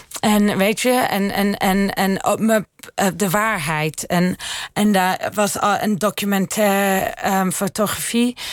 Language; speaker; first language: Dutch; early bilingual, heritage; Dutch